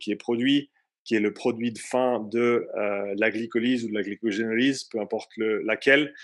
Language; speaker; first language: French; native; French